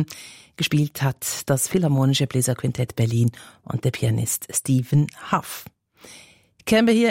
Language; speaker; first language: German; native; German